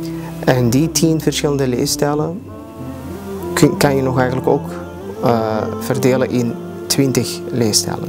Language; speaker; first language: Dutch; early bilingual, other home language; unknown